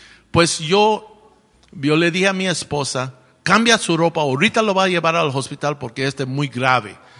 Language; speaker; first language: Spanish; non-native, fluent; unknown